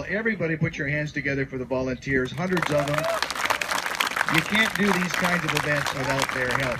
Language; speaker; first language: English; native; English